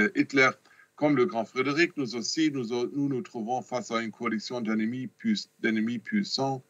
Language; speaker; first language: French; non-native, fluent; German